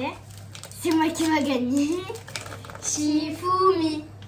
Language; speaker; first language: French; native; French